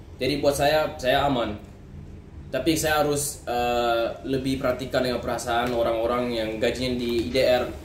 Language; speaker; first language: Indonesian; early bilingual, other home language; Dutch